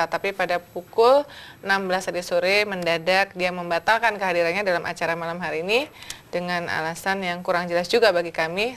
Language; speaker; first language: Indonesian; native; Indonesian